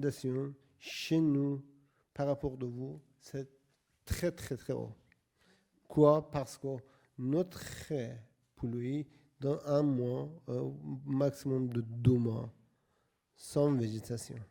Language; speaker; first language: French; non-native, learner; Persian